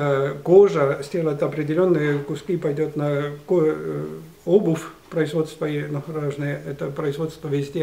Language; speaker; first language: Russian; non-native, local second language; Estonian